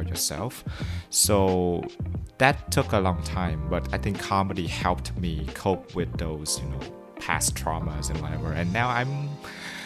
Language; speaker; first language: English; non-native, fluent; Vietnamese